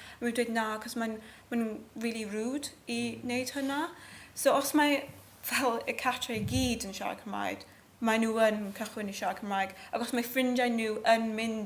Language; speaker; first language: Welsh; non-native, local second language; English